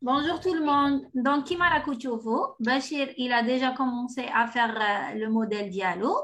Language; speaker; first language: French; non-native, local second language; Arabic